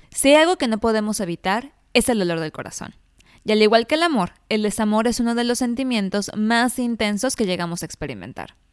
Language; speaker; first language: Spanish; native; Spanish